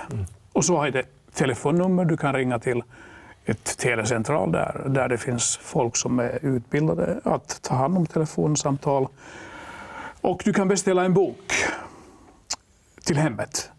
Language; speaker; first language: Swedish; non-native, local second language; Finnish